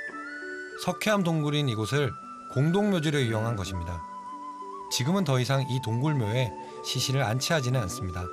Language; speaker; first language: Korean; native; Korean